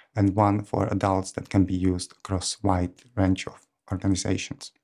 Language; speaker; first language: English; non-native, fluent; Czech